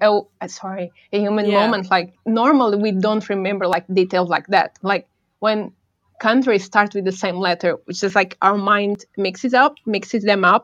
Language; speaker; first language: English; non-native, fluent; Portuguese